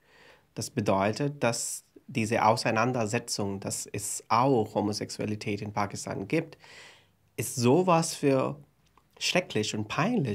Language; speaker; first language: German; non-native, fluent; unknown